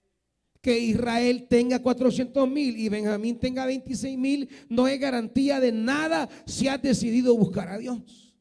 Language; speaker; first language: Spanish; native; Spanish